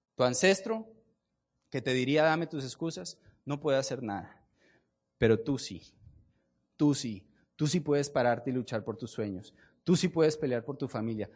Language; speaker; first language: Spanish; native; Spanish